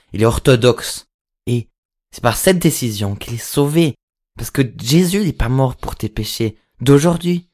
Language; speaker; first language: French; native; French